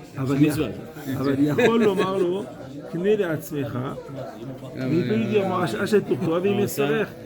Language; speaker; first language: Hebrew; non-native, fluent; French